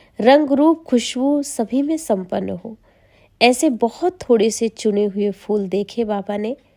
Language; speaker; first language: Hindi; native; Hindi